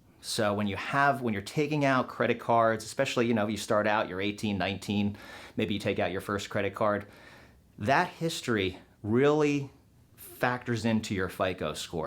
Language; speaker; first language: English; native; English